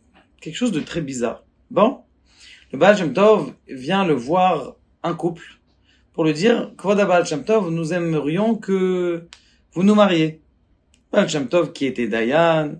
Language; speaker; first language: French; native; French